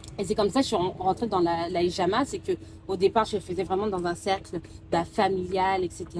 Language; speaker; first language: French; early bilingual, other home language; Soninke